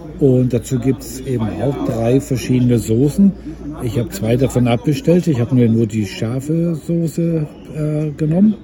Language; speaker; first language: German; native; German